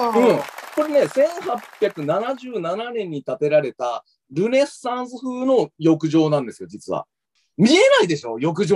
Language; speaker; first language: Japanese; native; Japanese